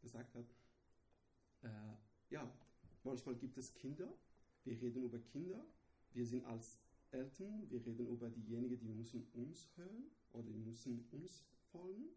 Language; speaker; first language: German; non-native, learner; Persian